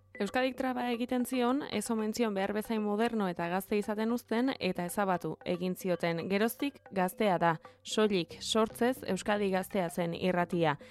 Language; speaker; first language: Basque; native; Basque